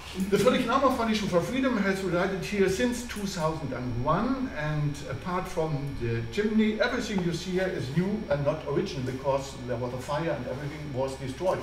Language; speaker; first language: English; non-native, fluent; German